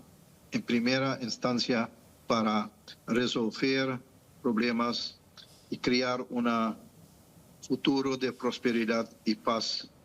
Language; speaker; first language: Spanish; non-native, fluent; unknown